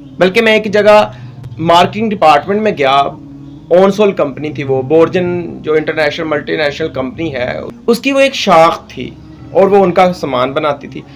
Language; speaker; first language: Urdu; non-native, local second language; Punjabi